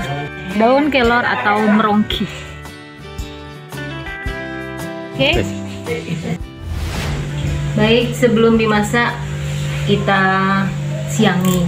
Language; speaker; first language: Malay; non-native, local second language; Madurese